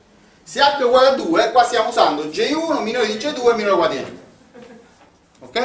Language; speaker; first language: Italian; native; Italian